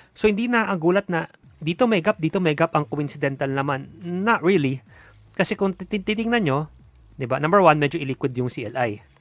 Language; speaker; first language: Filipino; native; Filipino